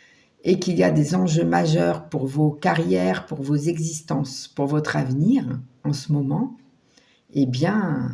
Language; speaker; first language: French; native; French